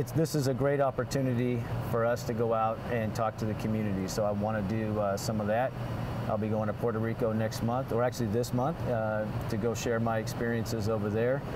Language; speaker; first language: English; early bilingual, other home language; Spanish